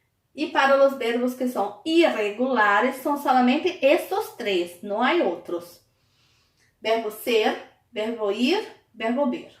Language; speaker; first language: Spanish; non-native, fluent; Portuguese